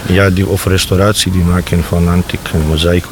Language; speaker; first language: Dutch; non-native, learner; Bosnian